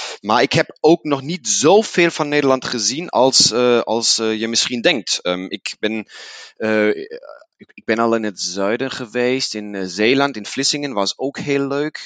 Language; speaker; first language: Dutch; non-native, learner; German